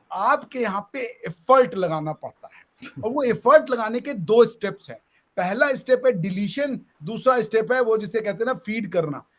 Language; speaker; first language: Hindi; native; Hindi